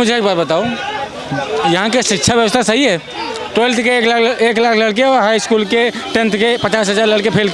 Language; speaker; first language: Hindi; native; Hindi